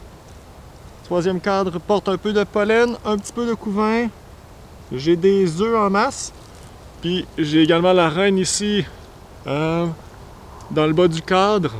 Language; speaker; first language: French; native; French